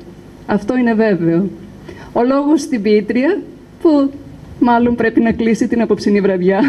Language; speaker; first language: Greek; native; Greek